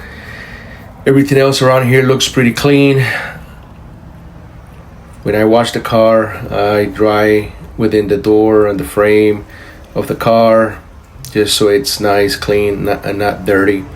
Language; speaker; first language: English; native; English